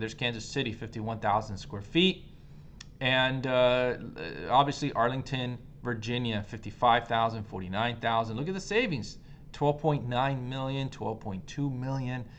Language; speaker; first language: English; native; English